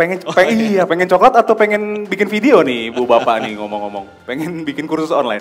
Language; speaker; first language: Indonesian; native; Indonesian